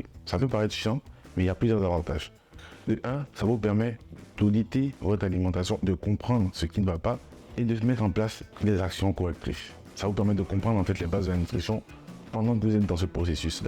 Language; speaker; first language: French; native; French